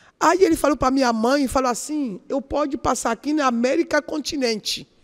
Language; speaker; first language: Portuguese; non-native, learner; Yoruba